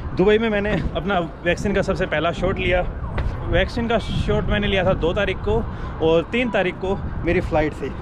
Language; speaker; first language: Hindi; native; Hindi